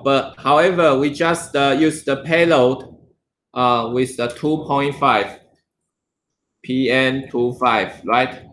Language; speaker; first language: English; non-native, learner; Chinese